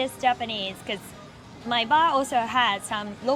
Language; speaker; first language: English; non-native, learner; Japanese